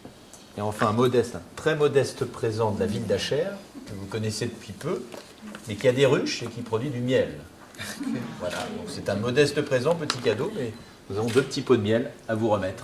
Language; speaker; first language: French; native; French